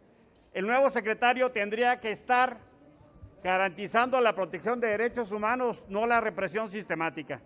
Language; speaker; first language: Spanish; native; Spanish